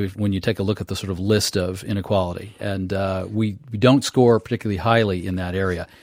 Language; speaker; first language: English; native; English